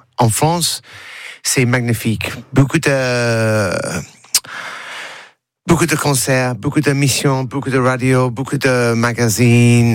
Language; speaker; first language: French; non-native, learner; English